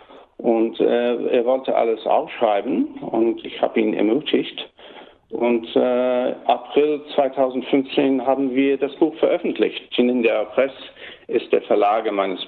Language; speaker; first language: German; early bilingual, heritage; German